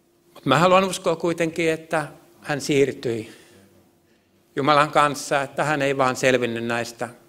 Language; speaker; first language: Finnish; native; Finnish